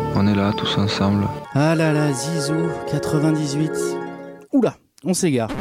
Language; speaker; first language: French; native; French